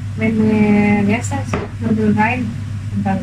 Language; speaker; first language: German; non-native, learner; Indonesian